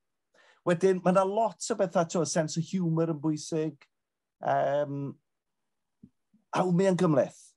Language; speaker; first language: Welsh; native; Welsh